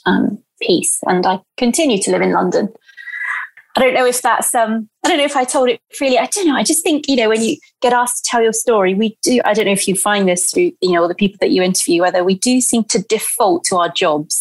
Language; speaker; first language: English; early bilingual, other home language; Portuguese